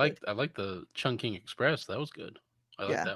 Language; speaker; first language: English; native; English